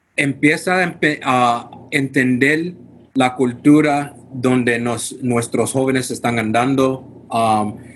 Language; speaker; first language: Spanish; non-native, fluent; English